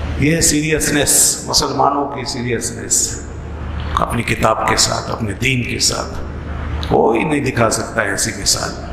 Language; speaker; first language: Urdu; native; Urdu